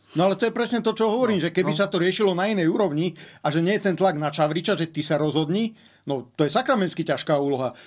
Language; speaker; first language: Slovak; native; Slovak